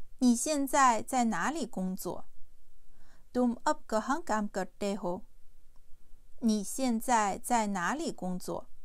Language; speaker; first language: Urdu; non-native, fluent; Chinese